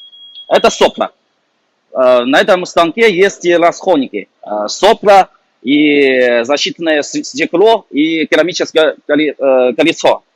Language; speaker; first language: Russian; non-native, fluent; Chinese